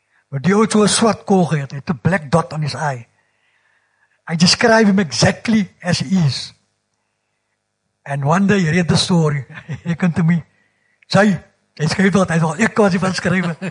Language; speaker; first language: English; non-native, local second language; Afrikaans